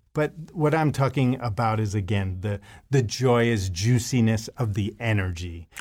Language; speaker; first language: English; native; English